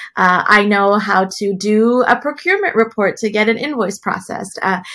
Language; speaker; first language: English; native; English